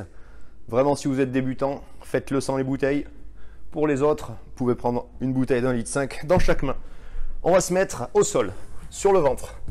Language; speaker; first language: French; native; French